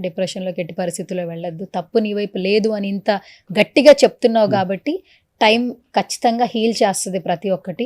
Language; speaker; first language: Telugu; native; Telugu